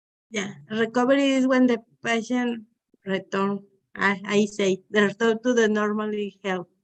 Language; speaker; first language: English; non-native, learner; Spanish